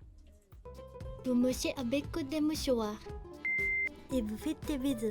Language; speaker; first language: French; non-native, learner; Japanese